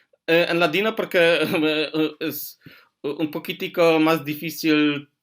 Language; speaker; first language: Spanish; non-native, learner; Polish